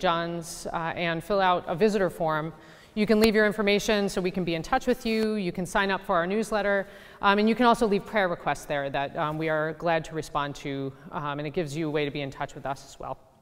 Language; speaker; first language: English; native; English